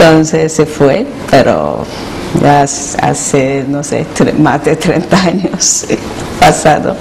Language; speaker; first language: Spanish; non-native, learner; Korean